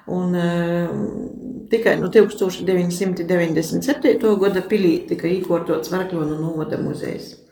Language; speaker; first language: Latvian; native; Latvian